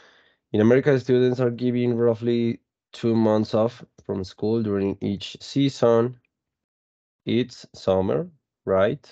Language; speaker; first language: English; non-native, fluent; Spanish